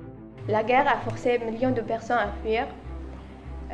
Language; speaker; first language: French; non-native, learner; Arabic